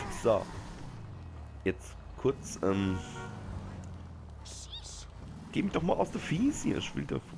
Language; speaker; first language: German; native; German